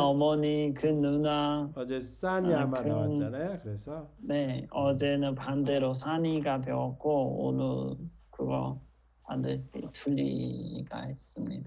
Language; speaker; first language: Korean; non-native, fluent; Nepali